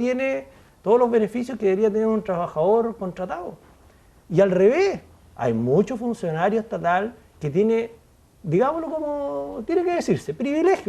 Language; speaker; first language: Spanish; native; Spanish